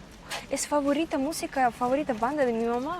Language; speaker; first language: Spanish; non-native, fluent; Russian